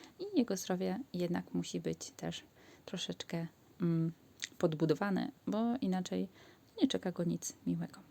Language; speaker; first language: Polish; native; Polish